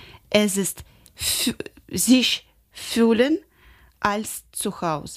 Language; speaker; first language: German; non-native, learner; Ukrainian